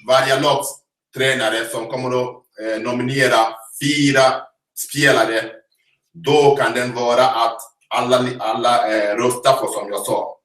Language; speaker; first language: Swedish; non-native, fluent; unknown